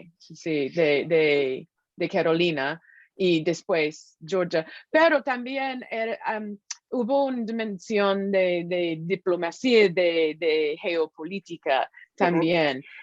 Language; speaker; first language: Spanish; non-native, fluent; English